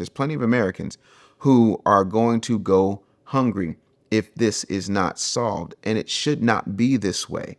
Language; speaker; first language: English; native; English